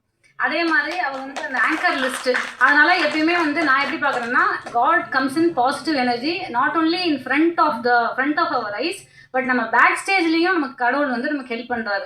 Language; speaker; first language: Tamil; native; Tamil